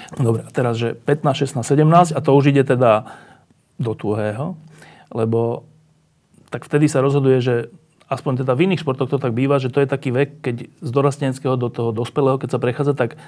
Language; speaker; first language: Slovak; native; Slovak